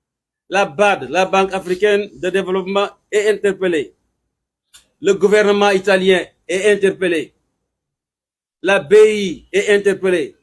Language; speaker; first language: French; non-native, local second language; Wolof